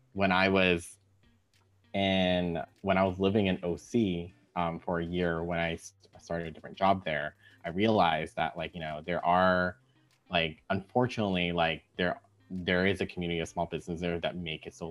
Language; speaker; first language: English; native; English